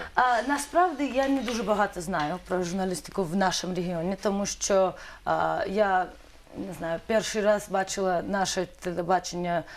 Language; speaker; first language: Ukrainian; non-native, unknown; Russian